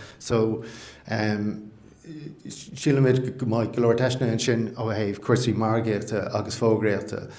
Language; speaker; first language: Irish; non-native, local second language; English